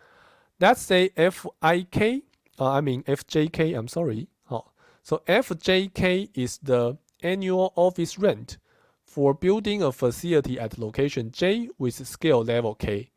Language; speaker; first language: English; non-native, fluent; Chinese